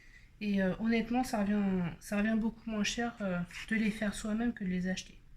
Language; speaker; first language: French; native; French